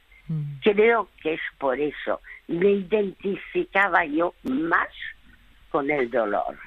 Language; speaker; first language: Spanish; early bilingual, other home language; French